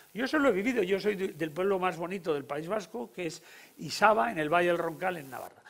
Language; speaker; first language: Spanish; native; Spanish